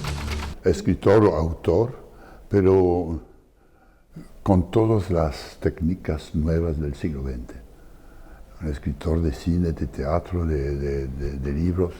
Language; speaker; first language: Spanish; non-native, fluent; French